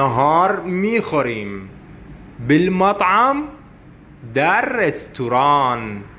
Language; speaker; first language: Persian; non-native, fluent; Arabic